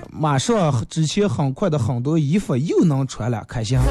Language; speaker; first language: Chinese; native; Chinese